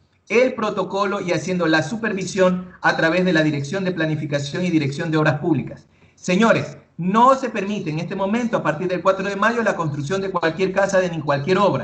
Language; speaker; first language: Spanish; native; Spanish